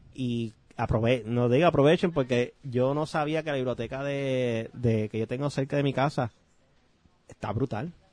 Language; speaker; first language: Spanish; native; Spanish